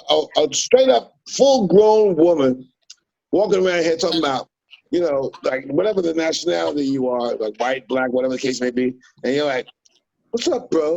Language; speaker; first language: English; native; English